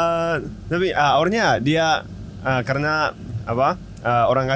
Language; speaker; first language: Indonesian; non-native, fluent; Japanese